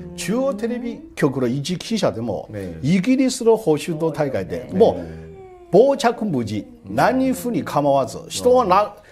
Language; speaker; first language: Japanese; non-native, fluent; Chinese